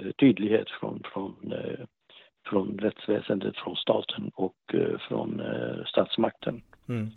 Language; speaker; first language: Swedish; non-native, fluent; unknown